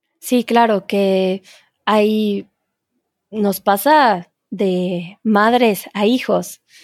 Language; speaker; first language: Spanish; native; Spanish